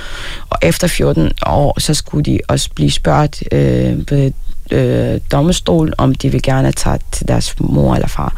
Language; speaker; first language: Danish; non-native, fluent; Arabic